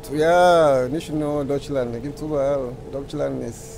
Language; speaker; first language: German; non-native, learner; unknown